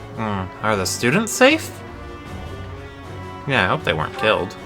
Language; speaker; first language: English; native; English